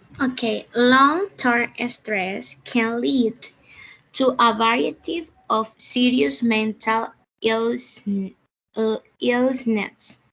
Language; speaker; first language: English; non-native, learner; Spanish